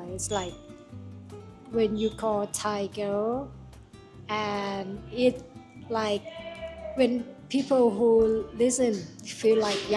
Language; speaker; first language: English; non-native, learner; Thai